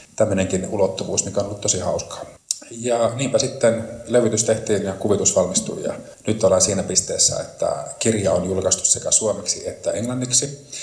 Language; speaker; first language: Finnish; native; Finnish